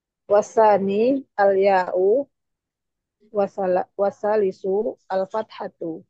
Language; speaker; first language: Arabic; non-native, learner; Indonesian